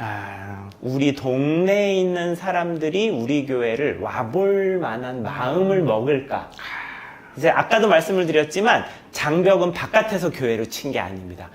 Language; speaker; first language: Korean; native; Korean